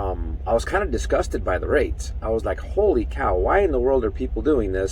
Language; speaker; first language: English; native; English